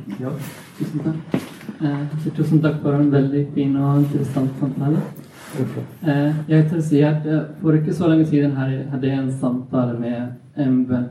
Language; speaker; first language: Norwegian; non-native, fluent; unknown